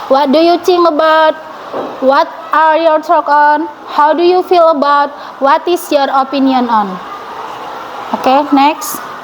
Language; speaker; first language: English; non-native, learner; Indonesian